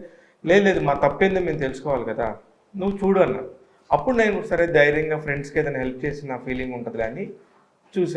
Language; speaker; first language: Telugu; native; Telugu